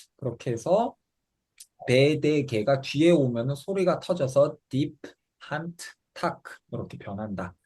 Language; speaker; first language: Korean; native; Korean